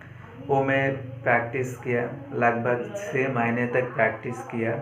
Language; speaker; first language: Hindi; non-native, local second language; Bangla